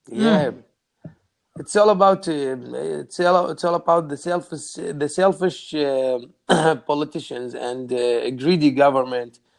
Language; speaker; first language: English; non-native, learner; Arabic